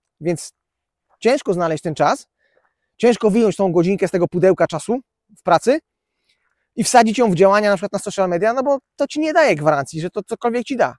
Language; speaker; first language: Polish; native; Polish